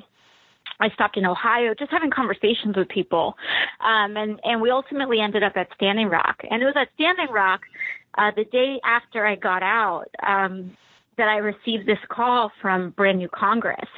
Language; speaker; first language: English; native; English